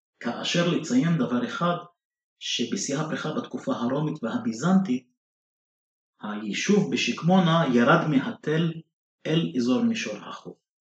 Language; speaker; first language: Hebrew; non-native, local second language; Arabic